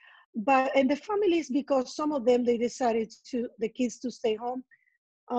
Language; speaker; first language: English; non-native, fluent; Spanish